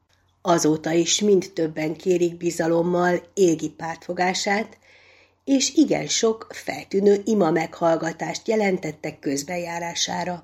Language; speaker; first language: Hungarian; native; Hungarian